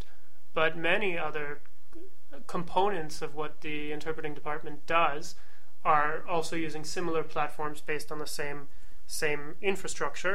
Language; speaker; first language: English; native; English